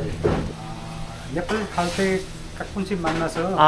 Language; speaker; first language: Korean; non-native, learner; Nepali